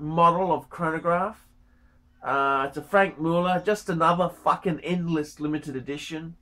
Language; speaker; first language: English; native; English